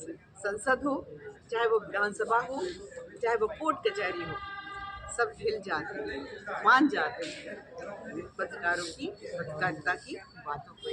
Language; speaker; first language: Hindi; native; Hindi